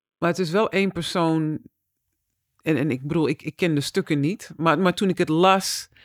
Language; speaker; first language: Dutch; native; Dutch